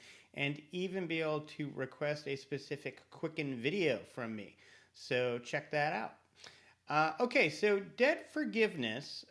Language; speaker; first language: English; native; English